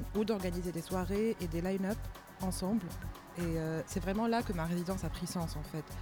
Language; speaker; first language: French; non-native, local second language; Arabic